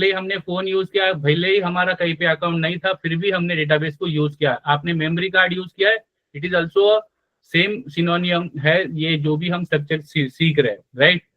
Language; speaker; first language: Hindi; non-native, local second language; Marathi